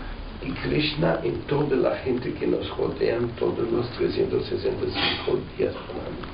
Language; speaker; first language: Spanish; non-native, fluent; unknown